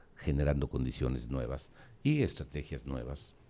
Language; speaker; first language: Spanish; native; Spanish